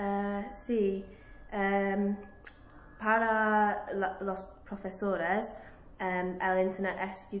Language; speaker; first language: Spanish; non-native, learner; English